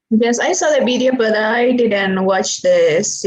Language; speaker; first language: English; non-native, learner; Spanish